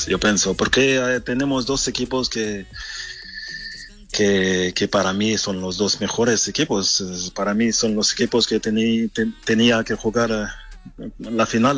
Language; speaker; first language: Spanish; non-native, fluent; French